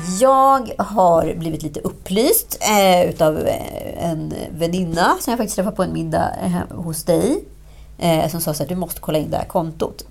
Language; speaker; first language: Swedish; native; Swedish